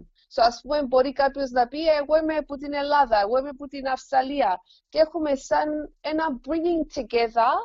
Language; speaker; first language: Greek; early bilingual, heritage; English